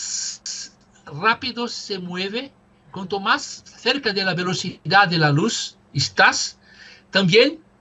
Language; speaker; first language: Spanish; non-native, fluent; Portuguese